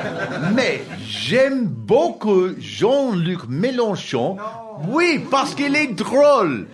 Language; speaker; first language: French; non-native, learner; English